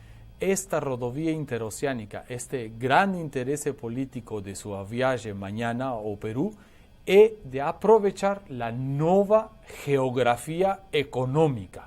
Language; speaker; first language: Portuguese; non-native, learner; Spanish